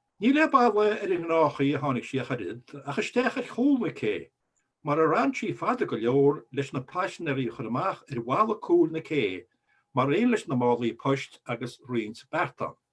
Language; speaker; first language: Irish; native; Irish